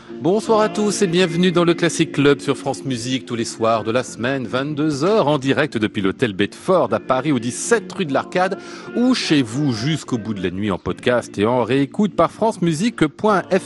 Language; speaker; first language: French; native; French